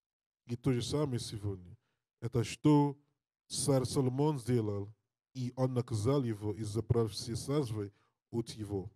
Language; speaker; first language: Russian; non-native, learner; English